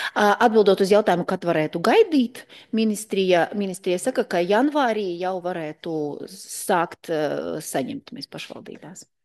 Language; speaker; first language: Latvian; non-native, local second language; Russian